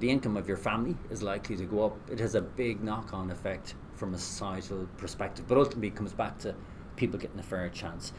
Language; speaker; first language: English; native; English